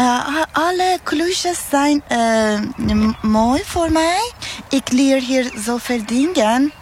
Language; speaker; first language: Dutch; non-native, fluent; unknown